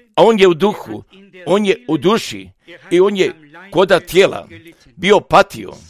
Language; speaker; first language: Croatian; non-native, fluent; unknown